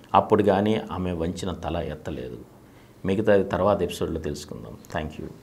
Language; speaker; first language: Telugu; native; Telugu